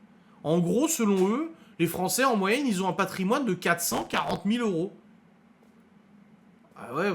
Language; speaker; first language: French; native; French